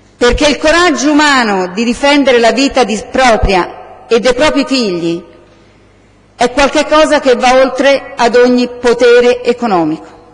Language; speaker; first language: Italian; native; Italian